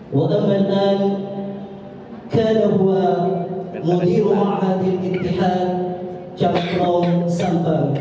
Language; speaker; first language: Arabic; non-native, learner; Indonesian